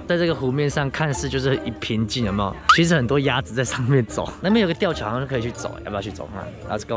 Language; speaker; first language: Chinese; native; Chinese